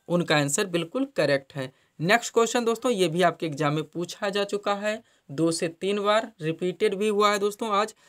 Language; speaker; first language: Hindi; native; Hindi